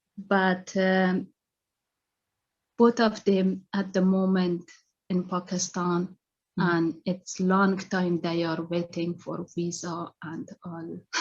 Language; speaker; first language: English; non-native, learner; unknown